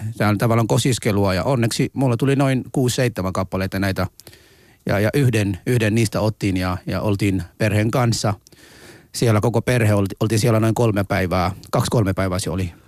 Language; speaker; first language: Finnish; non-native, fluent; Somali